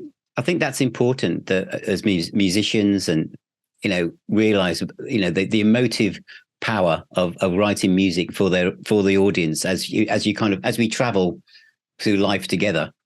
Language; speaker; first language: English; native; English